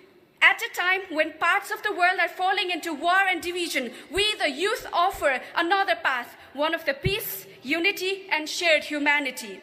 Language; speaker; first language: English; non-native, local second language; Nepali